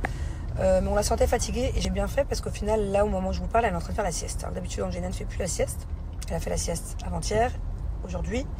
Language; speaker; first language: French; native; French